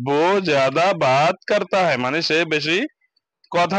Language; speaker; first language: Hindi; non-native, fluent; Bangla